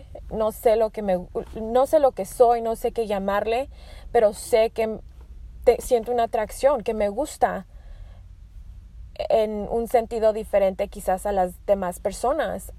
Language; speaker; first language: Spanish; early bilingual, heritage; Spanish